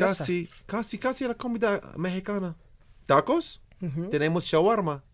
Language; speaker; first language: Spanish; non-native, learner; Arabic